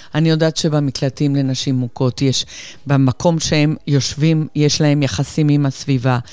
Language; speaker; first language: Hebrew; non-native, fluent; Spanish